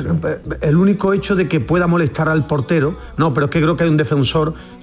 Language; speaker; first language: Spanish; native; Spanish